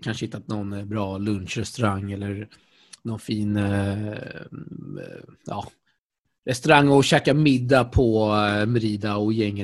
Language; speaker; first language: Swedish; native; Swedish